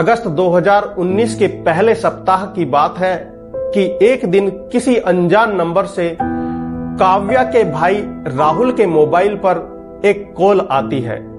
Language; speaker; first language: Hindi; native; Hindi